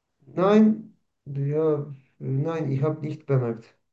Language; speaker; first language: German; non-native, learner; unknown